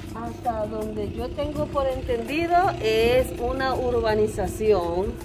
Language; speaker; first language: Spanish; native; Spanish